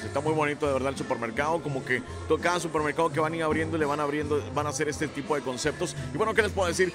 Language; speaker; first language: Spanish; native; Spanish